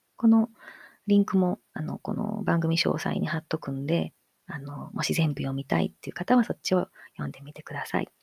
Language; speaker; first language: Japanese; native; Japanese